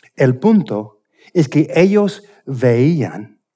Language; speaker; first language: Spanish; non-native, fluent; English